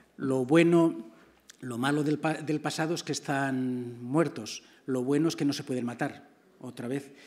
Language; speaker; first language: Spanish; native; Spanish